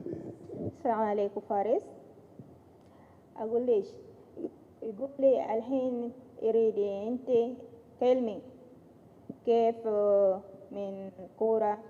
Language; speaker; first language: Arabic; non-native, learner; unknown